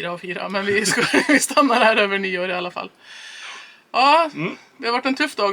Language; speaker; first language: Swedish; native; Swedish